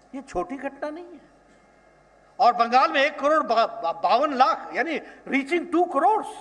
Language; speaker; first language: Hindi; native; Hindi